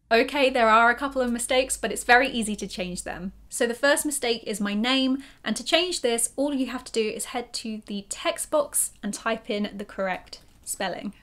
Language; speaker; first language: English; native; English